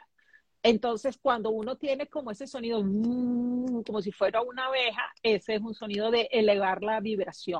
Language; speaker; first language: Spanish; native; Spanish